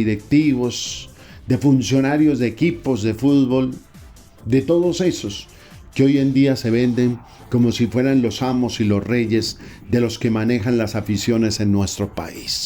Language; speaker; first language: Spanish; native; Spanish